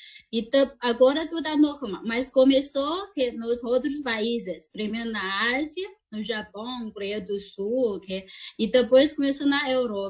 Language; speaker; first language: Portuguese; non-native, fluent; Chinese